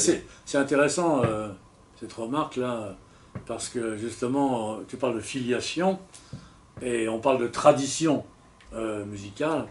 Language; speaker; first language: French; native; French